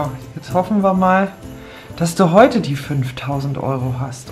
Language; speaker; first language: German; native; German